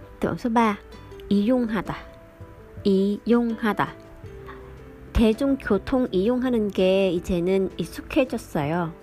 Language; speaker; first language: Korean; non-native, fluent; Vietnamese